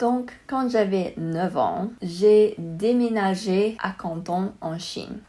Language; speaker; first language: French; non-native, learner; Chinese